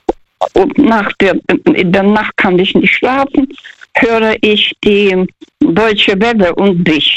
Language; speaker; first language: German; non-native, fluent; Russian